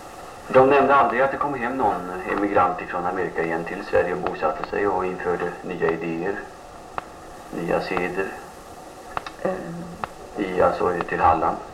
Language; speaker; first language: Swedish; native; Swedish